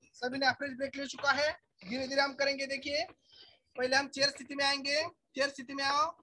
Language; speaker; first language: Hindi; non-native, local second language; Marathi